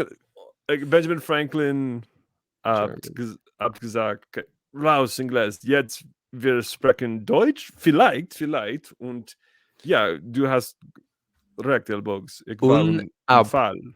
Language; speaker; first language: German; non-native, learner; English